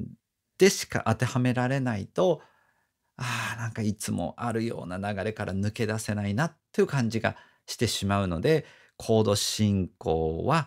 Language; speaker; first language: Japanese; native; Japanese